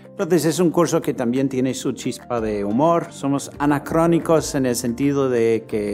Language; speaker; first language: Spanish; non-native, fluent; English